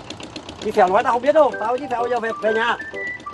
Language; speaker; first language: Vietnamese; native; Vietnamese